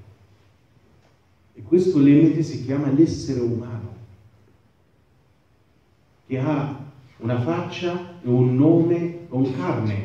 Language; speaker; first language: Italian; non-native, fluent; Arabic